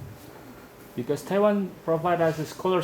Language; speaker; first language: English; non-native, learner; Indonesian